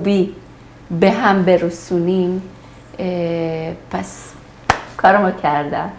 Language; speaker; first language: Persian; early bilingual, heritage; Persian